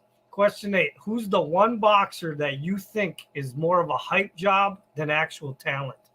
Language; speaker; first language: English; native; English